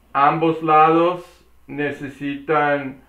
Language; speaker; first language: Spanish; non-native, learner; English